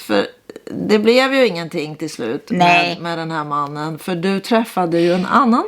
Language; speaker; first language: Swedish; native; Swedish